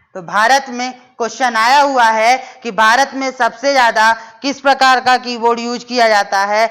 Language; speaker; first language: Hindi; native; Hindi